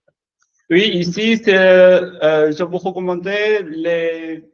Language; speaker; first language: French; non-native, learner; Chinese